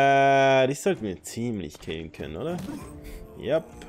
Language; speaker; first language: German; native; German